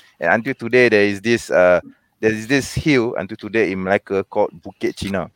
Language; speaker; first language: English; non-native, local second language; Malay